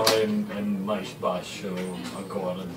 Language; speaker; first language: Portuguese; non-native, learner; English